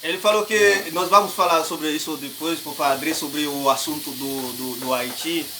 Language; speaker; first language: Portuguese; non-native, learner; Haitian Creole